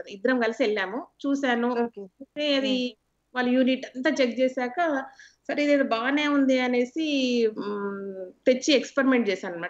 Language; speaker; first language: Telugu; native; Telugu